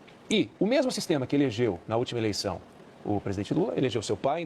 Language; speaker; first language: Portuguese; native; Portuguese